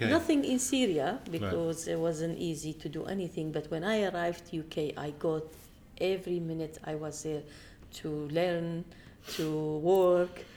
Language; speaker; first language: English; non-native, fluent; Arabic